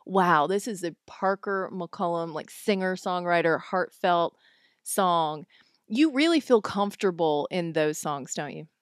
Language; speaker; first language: English; native; English